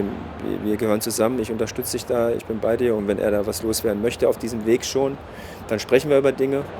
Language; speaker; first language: German; native; German